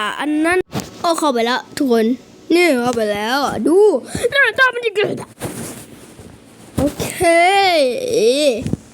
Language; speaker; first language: Thai; native; Thai